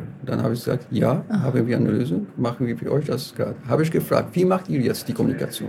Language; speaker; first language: German; non-native, learner; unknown